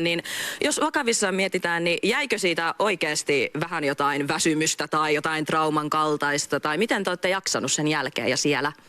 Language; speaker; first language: Finnish; native; Finnish